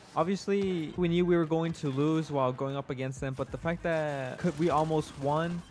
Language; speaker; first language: English; early bilingual, other home language; Spanish